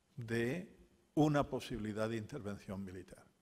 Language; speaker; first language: Spanish; non-native, local second language; Catalan